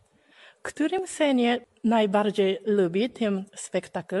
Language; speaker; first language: Polish; non-native, learner; Japanese